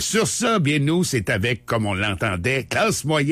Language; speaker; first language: French; native; French